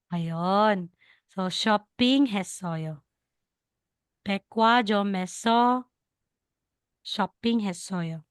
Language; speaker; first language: Korean; non-native, learner; Filipino